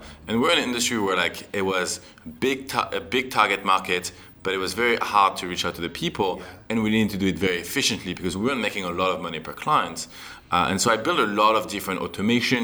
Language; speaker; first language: English; non-native, fluent; French